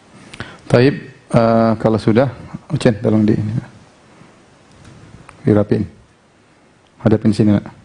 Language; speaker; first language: Indonesian; native; Indonesian